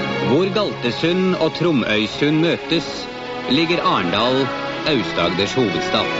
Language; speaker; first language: Norwegian; native; Norwegian